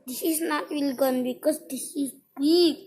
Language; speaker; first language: English; non-native, learner; Indonesian